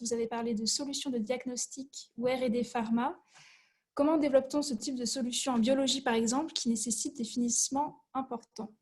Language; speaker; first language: French; native; French